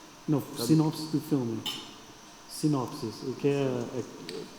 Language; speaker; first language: Portuguese; non-native, fluent; English